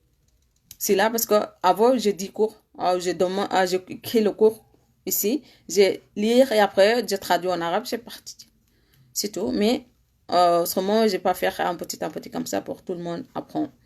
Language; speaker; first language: French; non-native, learner; Arabic